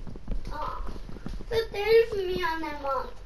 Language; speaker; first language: German; non-native, learner; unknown